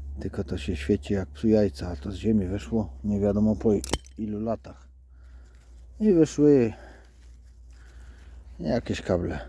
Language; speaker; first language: Polish; native; Polish